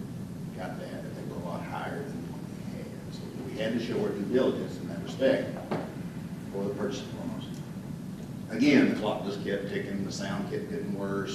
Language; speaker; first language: English; native; English